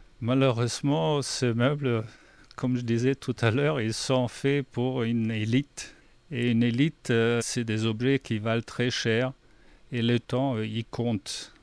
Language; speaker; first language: French; non-native, fluent; German